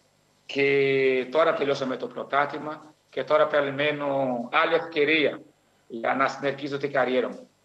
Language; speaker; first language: Greek; non-native, fluent; Portuguese